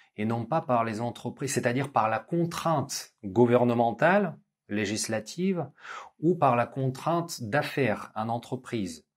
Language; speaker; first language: French; non-native, fluent; Russian